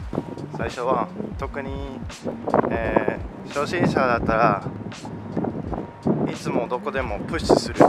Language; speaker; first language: Japanese; non-native, fluent; English